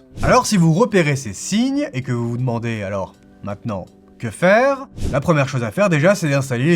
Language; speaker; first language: French; native; French